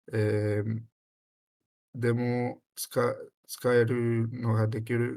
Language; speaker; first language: Japanese; non-native, learner; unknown